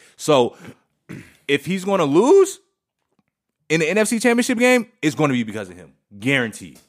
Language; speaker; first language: English; native; English